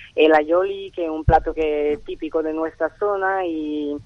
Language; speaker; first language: Spanish; non-native, fluent; French